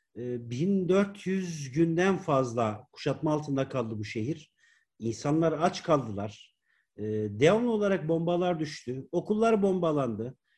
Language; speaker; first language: Turkish; native; Turkish